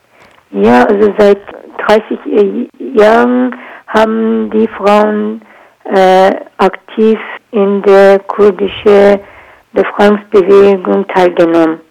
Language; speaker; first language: German; non-native, learner; Kurdish